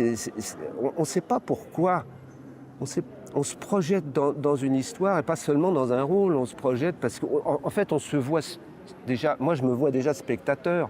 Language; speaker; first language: French; native; French